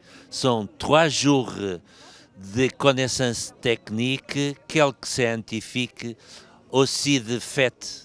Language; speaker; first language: French; non-native, fluent; Portuguese